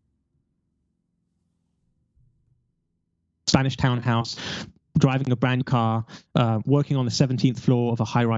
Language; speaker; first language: English; native; English